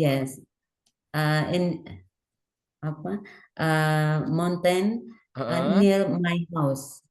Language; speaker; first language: English; non-native, learner; Indonesian